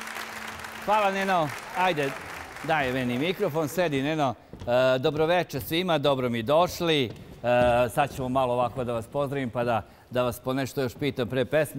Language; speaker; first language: Serbian; native; Serbian